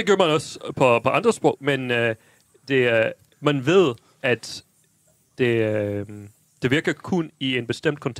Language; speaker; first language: Danish; non-native, fluent; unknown